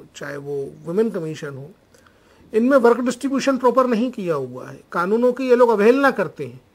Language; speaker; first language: Hindi; native; Hindi